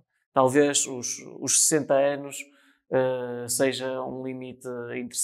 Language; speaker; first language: Portuguese; native; Portuguese